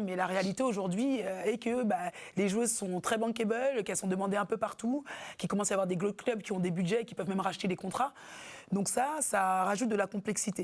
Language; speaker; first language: French; native; French